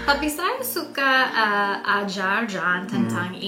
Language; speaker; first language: Indonesian; non-native, learner; English